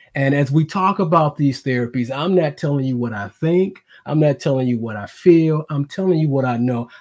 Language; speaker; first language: English; native; English